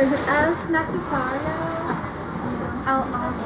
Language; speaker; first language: Spanish; non-native, learner; English